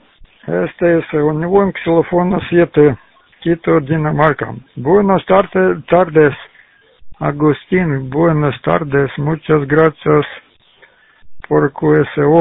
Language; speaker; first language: Spanish; non-native, learner; Russian